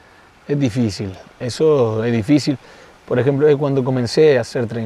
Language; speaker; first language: Portuguese; non-native, fluent; Spanish